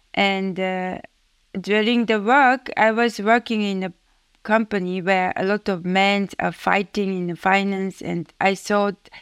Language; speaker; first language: English; non-native, fluent; Japanese